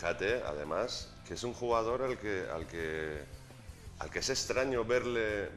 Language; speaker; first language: Spanish; native; Spanish